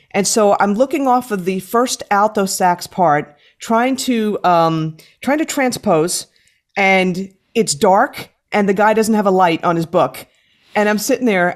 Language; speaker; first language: English; native; English